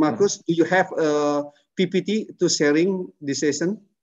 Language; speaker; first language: English; non-native, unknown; Indonesian